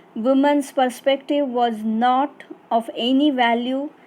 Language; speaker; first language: English; non-native, local second language; Marathi